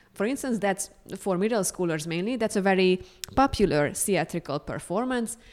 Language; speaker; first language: English; non-native, fluent; Hungarian